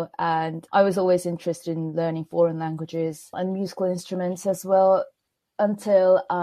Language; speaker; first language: English; non-native, fluent; Korean